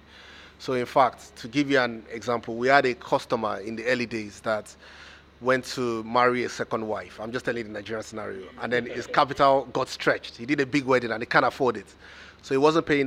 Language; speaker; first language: English; non-native, local second language; Yoruba